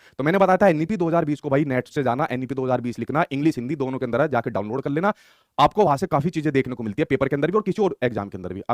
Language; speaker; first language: Hindi; native; Hindi